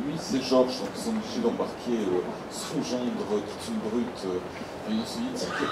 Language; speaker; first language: French; native; French